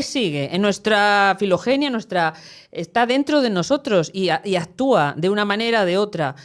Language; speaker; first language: Spanish; native; Spanish